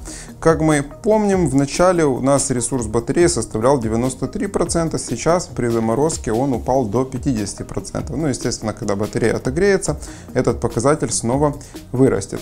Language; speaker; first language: Russian; native; Russian